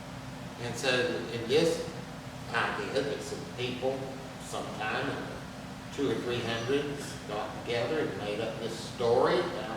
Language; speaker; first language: English; native; English